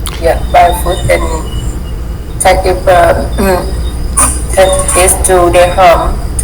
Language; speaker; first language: English; non-native, learner; Vietnamese